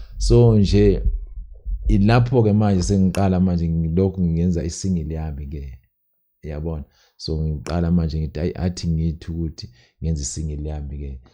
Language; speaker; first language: Zulu; native; Zulu